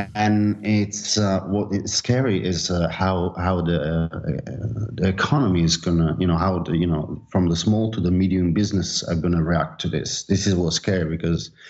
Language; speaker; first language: English; non-native, fluent; Italian